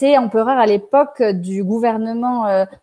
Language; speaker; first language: French; native; French